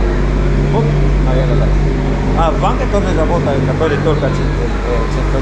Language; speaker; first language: Russian; non-native, learner; Spanish